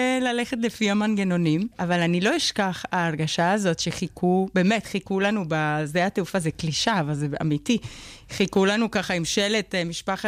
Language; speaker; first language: Hebrew; non-native, fluent; Spanish